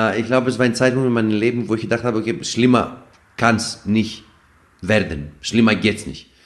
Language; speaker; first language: German; non-native, fluent; Greek